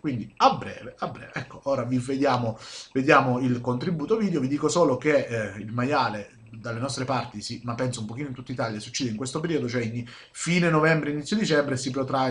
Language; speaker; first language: Italian; native; Italian